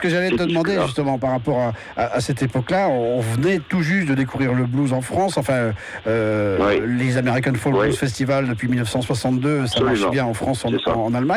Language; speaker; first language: French; native; French